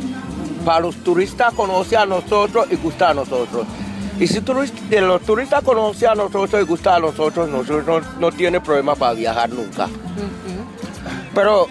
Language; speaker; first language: Spanish; non-native, local second language; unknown